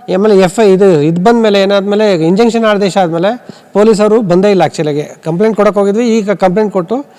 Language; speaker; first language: Kannada; native; Kannada